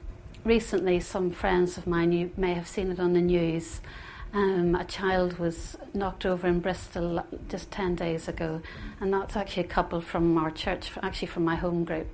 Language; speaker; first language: English; native; English